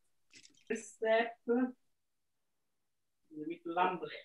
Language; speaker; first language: English; non-native, learner; Italian